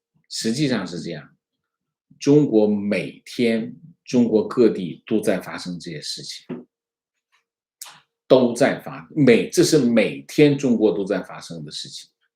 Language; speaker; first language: Chinese; native; Chinese